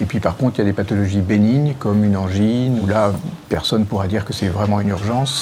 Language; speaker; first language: French; native; French